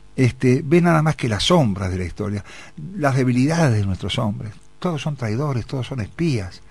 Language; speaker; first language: Spanish; native; Spanish